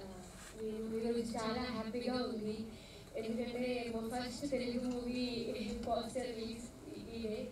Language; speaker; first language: Telugu; non-native, learner; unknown